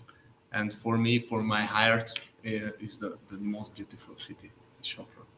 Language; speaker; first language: English; non-native, learner; Hungarian